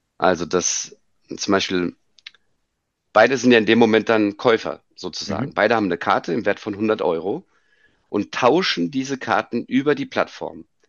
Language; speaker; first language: German; native; German